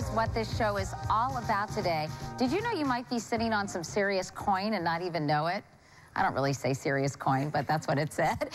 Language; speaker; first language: English; native; English